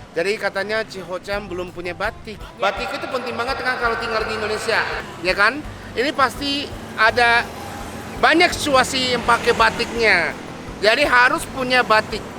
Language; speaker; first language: Indonesian; non-native, fluent; Japanese